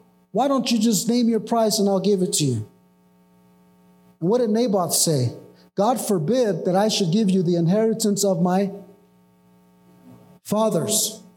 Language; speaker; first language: English; early bilingual, other home language; Spanish